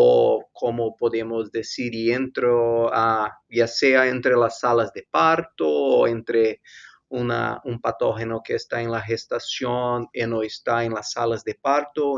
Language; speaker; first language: Spanish; non-native, fluent; Portuguese